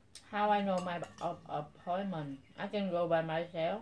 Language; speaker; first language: English; non-native, learner; Vietnamese